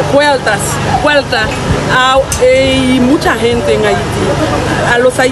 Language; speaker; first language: Spanish; non-native, fluent; Haitian Creole